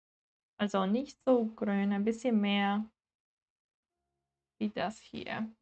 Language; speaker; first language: German; non-native, learner; English